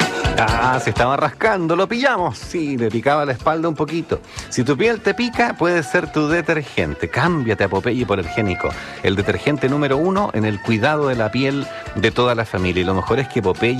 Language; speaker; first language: Spanish; native; Spanish